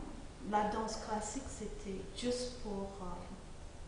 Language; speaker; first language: French; non-native, fluent; English